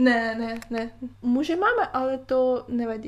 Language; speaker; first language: Czech; non-native, learner; Ukrainian